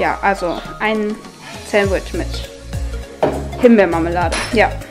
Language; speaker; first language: German; native; German